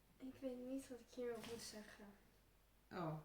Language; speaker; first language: Dutch; early bilingual, heritage; Turkish